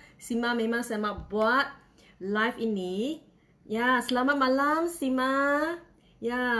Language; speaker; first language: Malay; non-native, local second language; Chinese